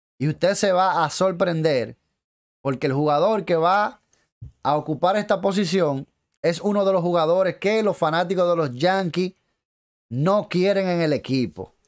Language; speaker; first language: Spanish; native; Spanish